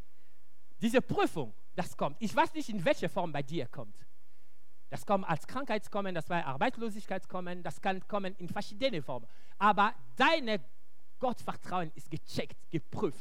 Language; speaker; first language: German; non-native, local second language; French